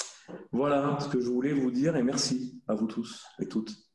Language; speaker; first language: French; native; French